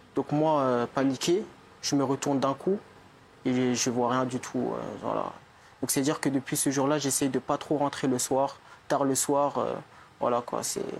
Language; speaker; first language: French; native; French